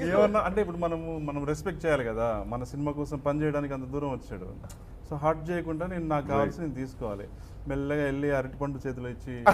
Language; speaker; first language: Telugu; native; Telugu